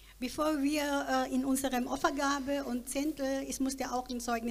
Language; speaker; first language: German; non-native, learner; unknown